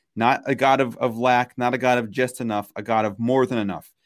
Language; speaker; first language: English; native; English